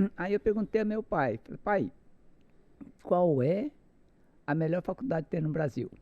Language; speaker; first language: Portuguese; non-native, local second language; Japanese